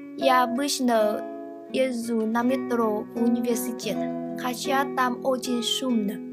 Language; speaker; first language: Russian; non-native, learner; Vietnamese